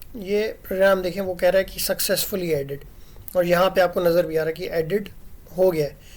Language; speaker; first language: Urdu; non-native, local second language; Sindhi